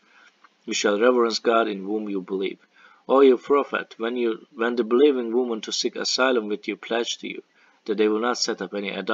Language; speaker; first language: English; non-native, fluent; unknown